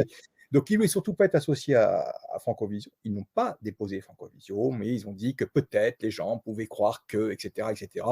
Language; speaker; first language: French; native; French